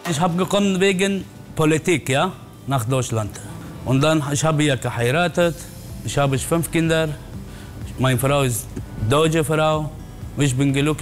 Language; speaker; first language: German; non-native, learner; Turkish